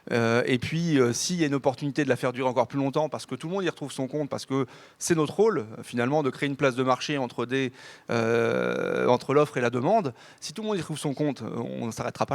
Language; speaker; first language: French; native; French